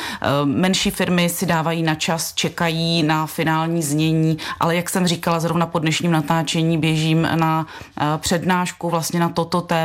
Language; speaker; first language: Czech; native; Czech